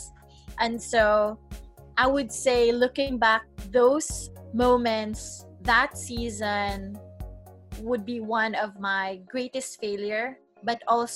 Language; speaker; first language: English; non-native, local second language; Cebuano